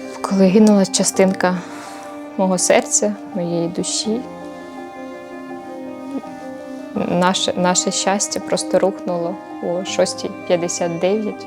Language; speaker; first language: Ukrainian; native; Ukrainian